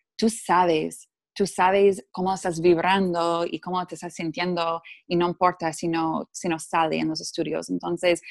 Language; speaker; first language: Spanish; non-native, fluent; English